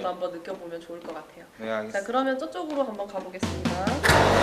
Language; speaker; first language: Korean; native; Korean